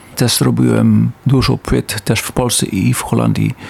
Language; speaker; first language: Polish; non-native, learner; Dutch